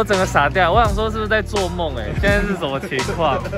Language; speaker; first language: Chinese; native; Chinese